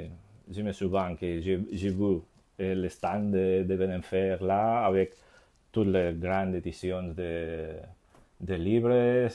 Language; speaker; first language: French; non-native, learner; Spanish